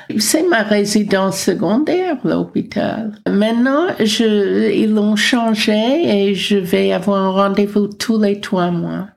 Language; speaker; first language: French; non-native, fluent; English